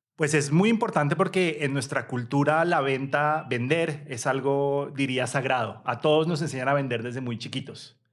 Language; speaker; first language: Spanish; native; Spanish